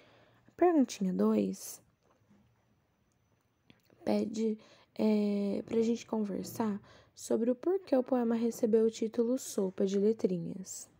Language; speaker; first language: Portuguese; native; Portuguese